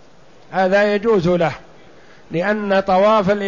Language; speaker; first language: Arabic; native; Arabic